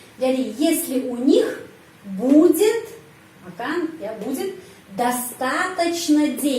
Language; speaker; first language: Russian; non-native, fluent; Indonesian